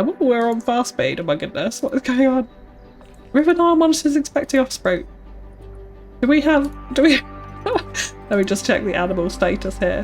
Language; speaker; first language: English; native; English